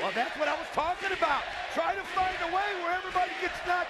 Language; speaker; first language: English; native; English